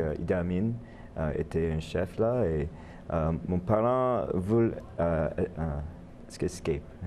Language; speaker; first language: French; non-native, learner; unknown